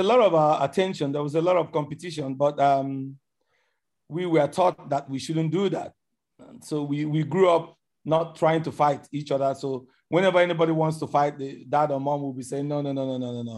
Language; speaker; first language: English; non-native, local second language; Igbo